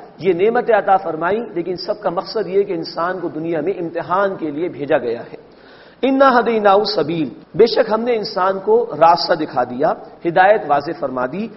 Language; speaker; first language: Urdu; native; Urdu